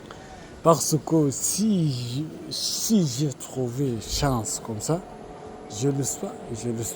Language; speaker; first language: French; non-native, learner; Arabic